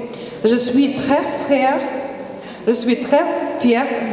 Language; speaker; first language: French; non-native, fluent; Ukrainian